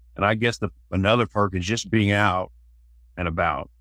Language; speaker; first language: English; native; English